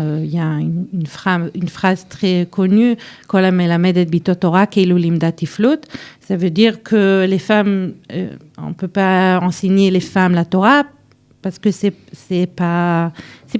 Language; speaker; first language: French; early bilingual, heritage; French